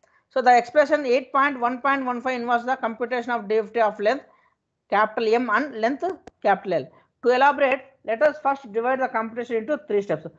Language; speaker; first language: English; non-native, local second language; Telugu